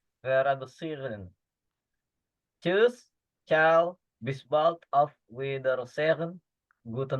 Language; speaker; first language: German; non-native, learner; Indonesian